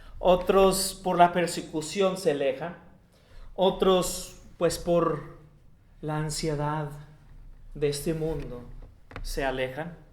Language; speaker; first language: Spanish; non-native, fluent; English